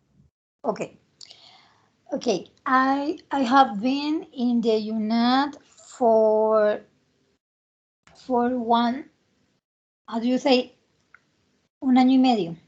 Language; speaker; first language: English; non-native, learner; Spanish